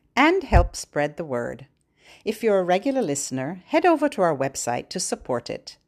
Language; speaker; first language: English; native; English